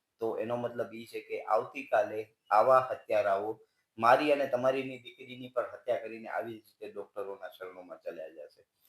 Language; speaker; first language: Gujarati; native; Gujarati